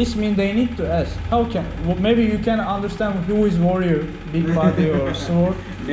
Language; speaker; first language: English; non-native, learner; Turkish